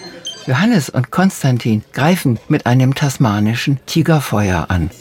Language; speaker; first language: German; native; German